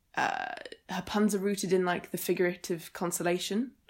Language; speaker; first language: English; native; English